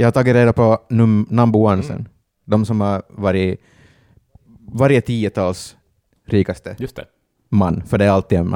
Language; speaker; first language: Swedish; native; Swedish